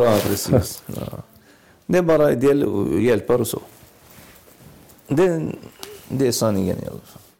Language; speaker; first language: Swedish; non-native, learner; Arabic